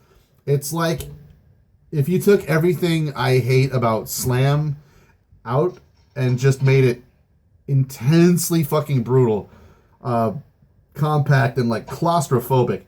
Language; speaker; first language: English; native; English